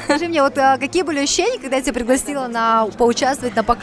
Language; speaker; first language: Russian; native; Russian